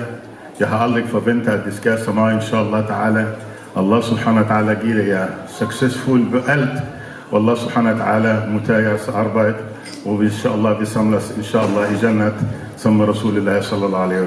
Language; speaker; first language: Danish; non-native, learner; Somali